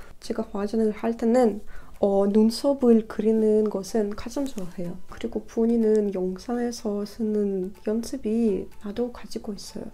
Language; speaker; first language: Korean; non-native, learner; Russian